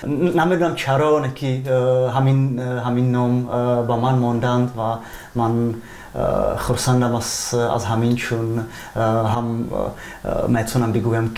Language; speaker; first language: Tajik; non-native, fluent; Czech